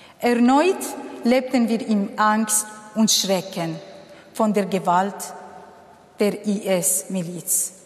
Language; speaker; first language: German; non-native, fluent; Kurdish